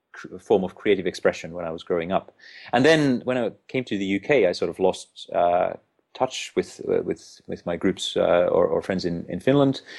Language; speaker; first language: English; non-native, fluent; Finnish